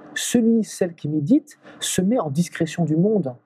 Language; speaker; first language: French; native; French